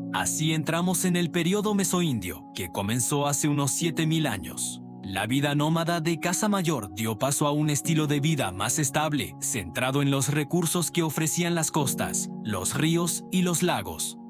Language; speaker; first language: Spanish; native; Spanish